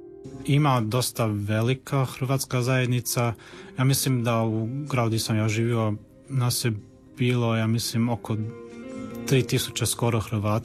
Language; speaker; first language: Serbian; early bilingual, heritage; Croatian